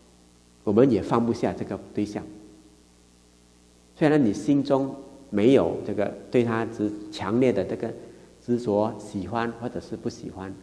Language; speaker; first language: Chinese; native; Chinese